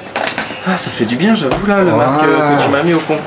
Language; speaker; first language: French; native; French